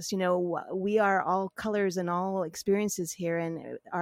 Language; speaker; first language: English; native; English